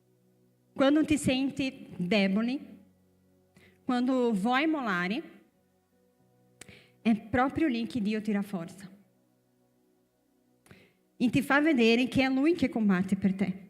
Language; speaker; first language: Italian; non-native, fluent; Portuguese